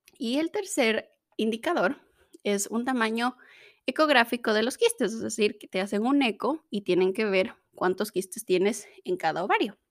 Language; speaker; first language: Spanish; native; Spanish